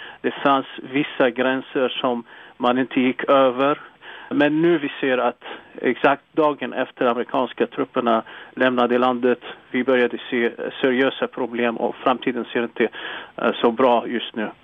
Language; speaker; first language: Swedish; non-native, fluent; Arabic